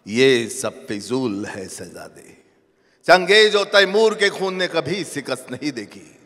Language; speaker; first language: Hindi; non-native, local second language; Marathi